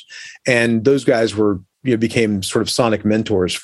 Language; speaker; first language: English; native; English